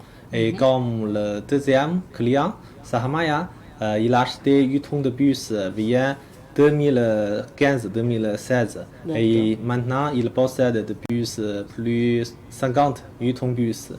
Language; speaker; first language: French; non-native, learner; Chinese